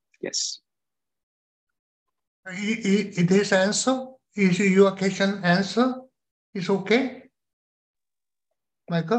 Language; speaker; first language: English; non-native, learner; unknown